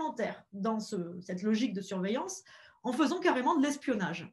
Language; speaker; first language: French; native; French